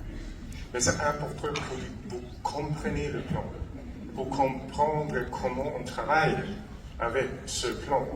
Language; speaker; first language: French; non-native, fluent; English